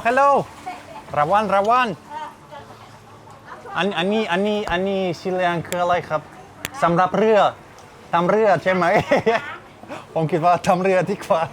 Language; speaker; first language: Thai; non-native, learner; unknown